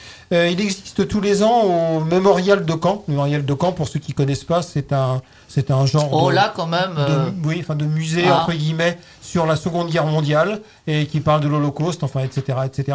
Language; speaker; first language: French; native; French